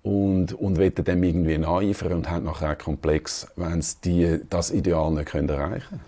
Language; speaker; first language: German; native; German